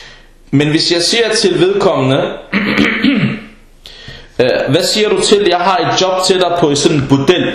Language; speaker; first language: Danish; early bilingual, other home language; Arabic